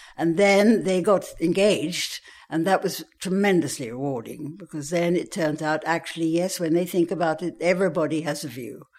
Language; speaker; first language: English; native; English